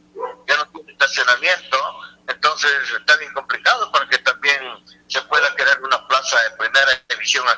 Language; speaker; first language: Spanish; native; Spanish